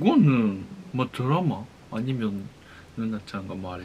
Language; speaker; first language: Korean; non-native, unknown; Japanese